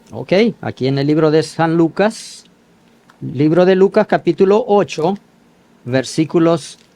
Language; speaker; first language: Spanish; native; Spanish